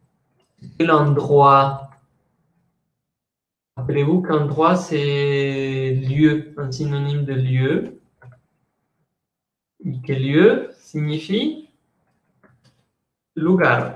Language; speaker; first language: French; non-native, fluent; Spanish